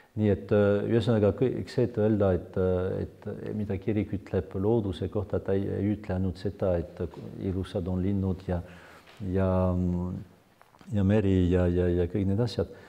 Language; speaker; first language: Estonian; non-native, fluent; French